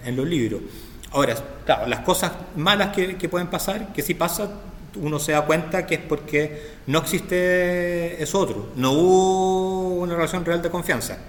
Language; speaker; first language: Spanish; native; Spanish